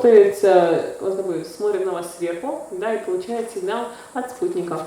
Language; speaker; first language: Russian; native; Russian